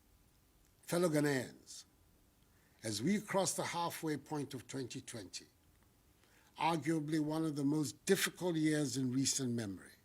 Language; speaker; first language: English; non-native, local second language; Akan